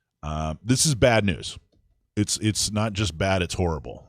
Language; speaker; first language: English; native; English